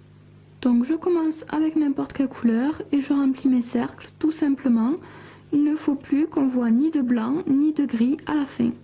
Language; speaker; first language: French; native; French